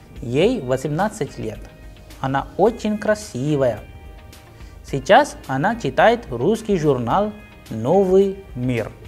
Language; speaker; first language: Russian; non-native, fluent; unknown